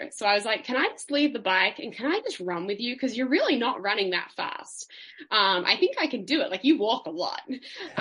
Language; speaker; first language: English; native; English